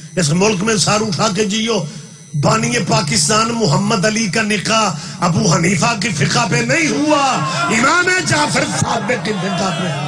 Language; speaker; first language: Urdu; non-native, local second language; Punjabi